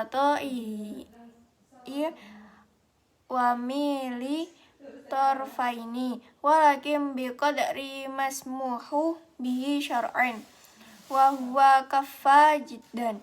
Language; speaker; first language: Arabic; non-native, learner; Indonesian